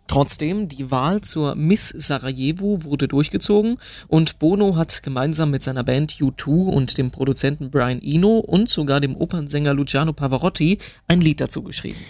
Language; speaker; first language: German; native; German